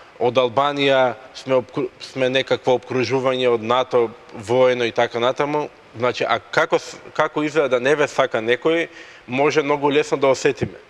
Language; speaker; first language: Macedonian; native; Macedonian